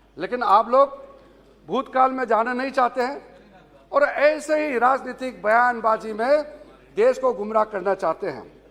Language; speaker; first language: Hindi; non-native, local second language; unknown